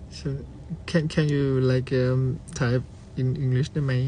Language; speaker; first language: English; non-native, learner; Thai